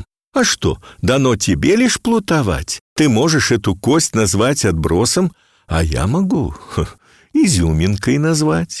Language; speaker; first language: Russian; native; Russian